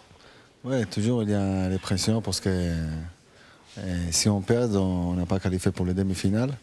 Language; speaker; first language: French; non-native, learner; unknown